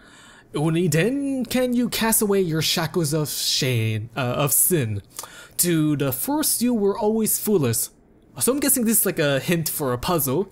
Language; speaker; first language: English; native; English